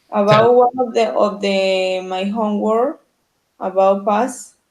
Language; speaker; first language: English; non-native, learner; Spanish